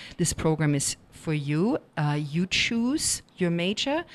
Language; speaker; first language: English; non-native, fluent; German